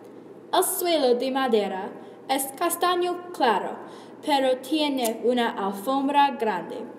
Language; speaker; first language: Spanish; non-native, learner; English